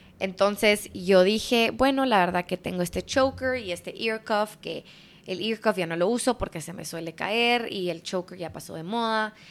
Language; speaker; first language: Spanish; early bilingual, heritage; Spanish